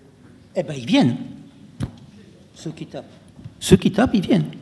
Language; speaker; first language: French; early bilingual, other home language; Russian